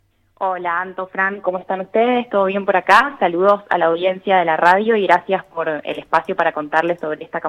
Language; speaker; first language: Spanish; native; Spanish